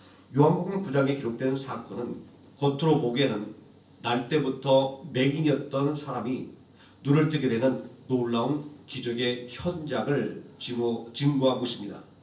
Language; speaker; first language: Korean; native; Korean